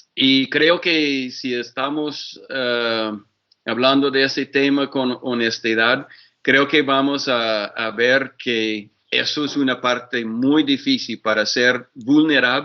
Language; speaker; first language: Spanish; non-native, fluent; English